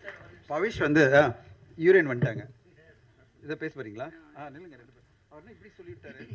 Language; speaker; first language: Tamil; native; Tamil